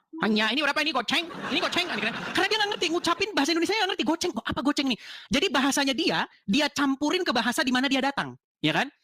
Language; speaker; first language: Indonesian; native; Indonesian